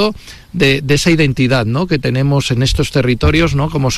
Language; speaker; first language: Spanish; native; Spanish